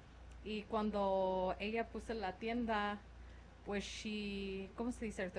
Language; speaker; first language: Spanish; non-native, learner; English